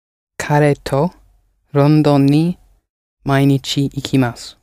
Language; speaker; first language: Japanese; non-native, learner; English